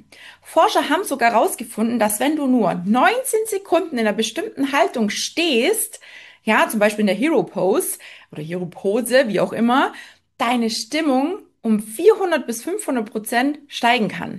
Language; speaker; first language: German; native; German